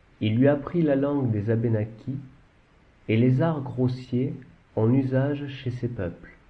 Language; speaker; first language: French; native; French